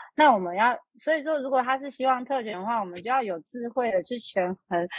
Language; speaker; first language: Chinese; native; Chinese